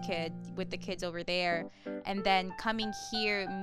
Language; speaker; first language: English; non-native, fluent; Spanish